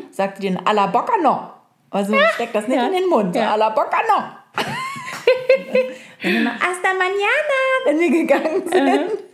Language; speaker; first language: German; native; German